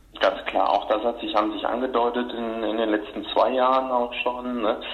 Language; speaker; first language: German; native; German